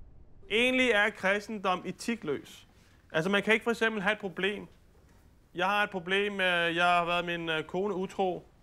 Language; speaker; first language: Danish; native; Danish